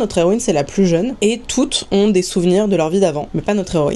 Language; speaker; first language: French; native; French